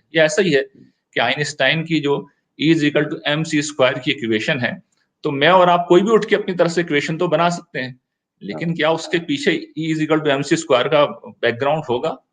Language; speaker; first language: Urdu; native; Urdu